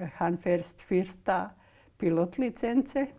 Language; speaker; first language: Icelandic; non-native, learner; Serbian